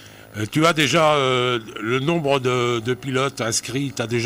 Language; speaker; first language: French; native; French